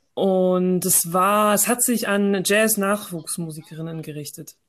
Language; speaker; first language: German; early bilingual, heritage; French